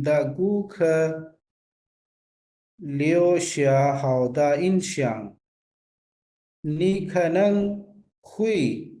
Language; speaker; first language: Chinese; non-native, learner; Urdu